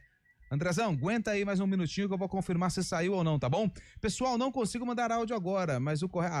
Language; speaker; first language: Portuguese; native; Portuguese